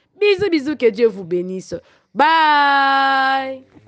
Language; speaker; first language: French; non-native, local second language; Lingala